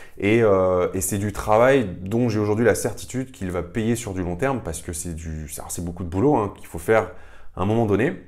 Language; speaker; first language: French; native; French